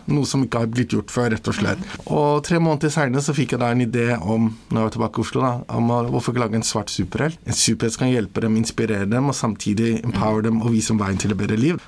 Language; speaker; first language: Norwegian; early bilingual, other home language; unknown